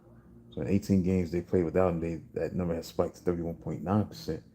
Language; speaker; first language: English; native; English